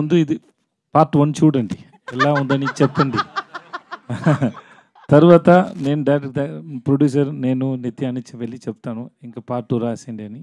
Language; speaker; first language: Telugu; non-native, learner; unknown